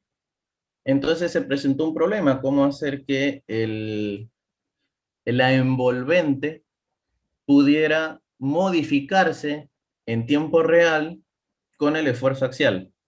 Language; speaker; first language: Spanish; native; Spanish